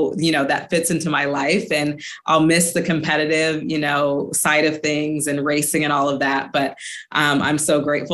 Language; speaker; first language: English; native; English